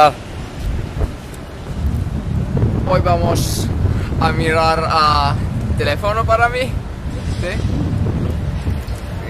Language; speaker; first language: Spanish; non-native, learner; Swedish